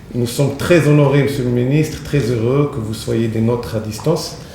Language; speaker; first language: French; non-native, local second language; Arabic